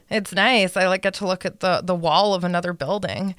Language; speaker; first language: English; native; English